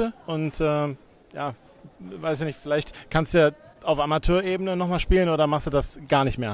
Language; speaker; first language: German; native; German